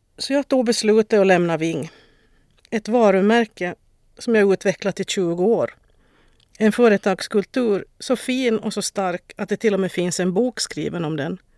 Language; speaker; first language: Swedish; native; Swedish